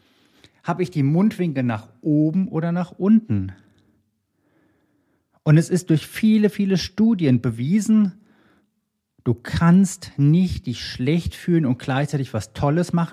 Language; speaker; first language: German; native; German